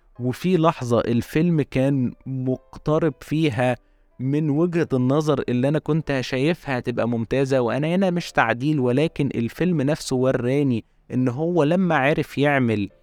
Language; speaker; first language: Arabic; native; Arabic